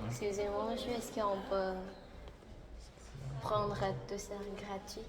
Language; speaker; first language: French; non-native, learner; Indonesian